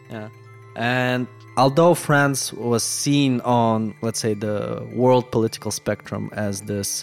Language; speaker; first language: English; non-native, fluent; Russian